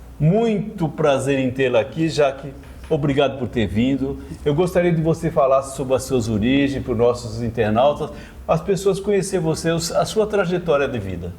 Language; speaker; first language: Portuguese; native; Portuguese